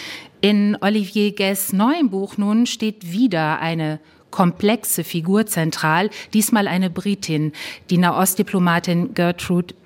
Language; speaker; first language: German; native; German